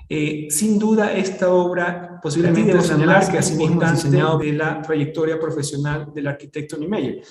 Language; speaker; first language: Spanish; native; Spanish